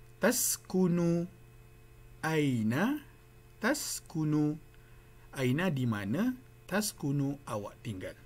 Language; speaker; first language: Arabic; non-native, fluent; Malay